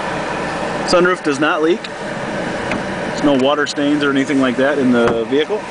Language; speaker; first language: English; native; English